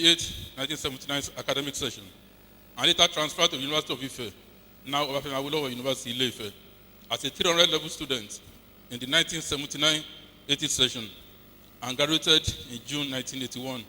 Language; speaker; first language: English; non-native, local second language; Yoruba